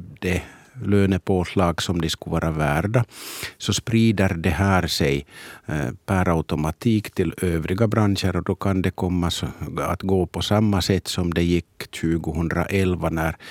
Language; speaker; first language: Swedish; native; Swedish